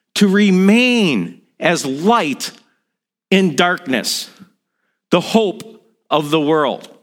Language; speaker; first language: English; native; English